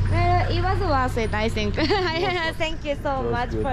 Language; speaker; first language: English; non-native, learner; Japanese